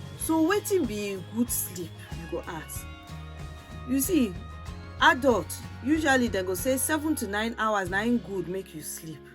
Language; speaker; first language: Nigerian Pidgin; non-native, local second language; Yoruba